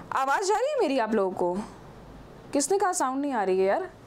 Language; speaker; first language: Hindi; native; Hindi